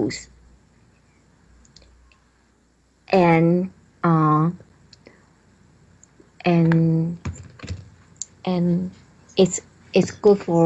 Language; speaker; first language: English; non-native, learner; Chinese